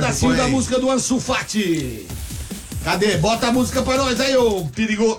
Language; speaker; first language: Portuguese; native; Portuguese